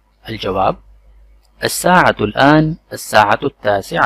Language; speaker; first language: Arabic; non-native, fluent; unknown